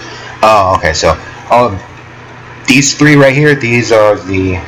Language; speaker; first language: English; native; English